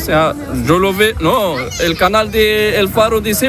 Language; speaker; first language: Spanish; non-native, learner; Arabic